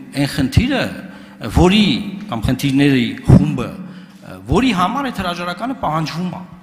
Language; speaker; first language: Armenian; native; Armenian